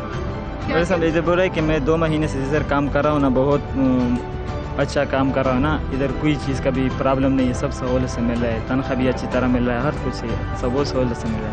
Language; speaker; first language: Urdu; non-native, local second language; Pashto